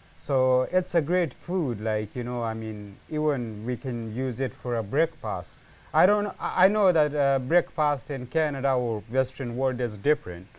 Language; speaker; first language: English; non-native, fluent; Pashto